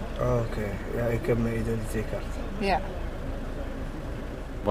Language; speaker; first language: Dutch; non-native, learner; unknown